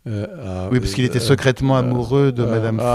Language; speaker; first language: French; native; French